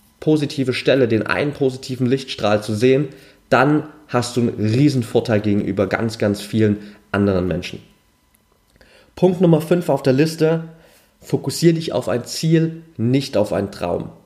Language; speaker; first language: German; native; German